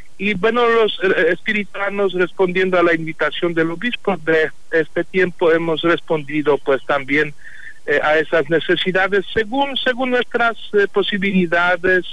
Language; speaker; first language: Spanish; non-native, fluent; Polish